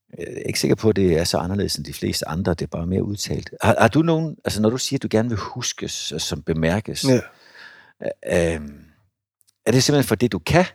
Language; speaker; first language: Danish; native; Danish